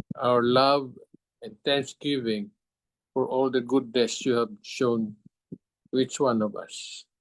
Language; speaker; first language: English; non-native, local second language; Filipino